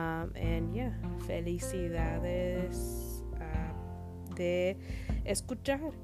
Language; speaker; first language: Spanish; non-native, learner; English